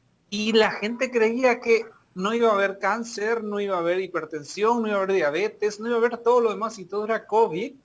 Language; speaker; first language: Spanish; native; Spanish